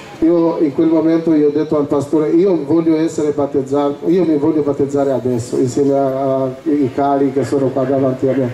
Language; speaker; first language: Italian; non-native, fluent; Albanian